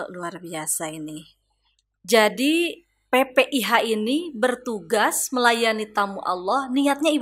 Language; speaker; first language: Indonesian; native; Indonesian